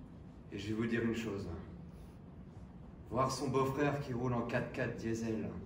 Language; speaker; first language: French; native; French